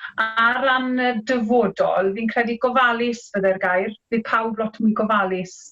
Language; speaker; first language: Welsh; native; Welsh